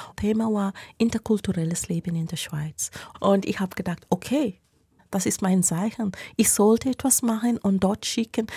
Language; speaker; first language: German; non-native, fluent; Swahili